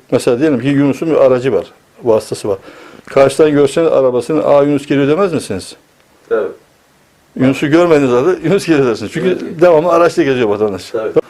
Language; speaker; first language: Turkish; native; Turkish